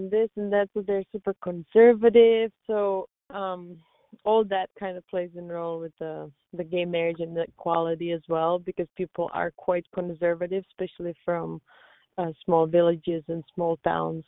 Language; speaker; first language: English; non-native, fluent; Czech